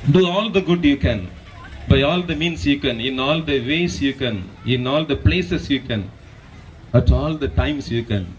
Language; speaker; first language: English; non-native, local second language; Tamil